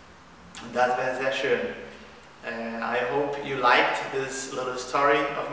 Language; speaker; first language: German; non-native, learner; Portuguese